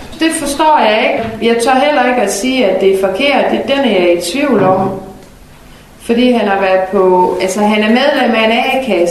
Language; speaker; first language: Danish; native; Danish